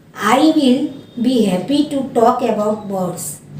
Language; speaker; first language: English; non-native, local second language; Gujarati